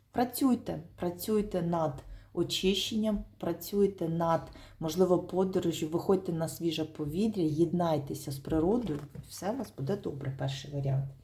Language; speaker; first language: Ukrainian; non-native, local second language; Russian